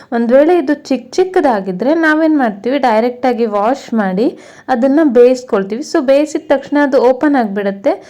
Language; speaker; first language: Kannada; native; Kannada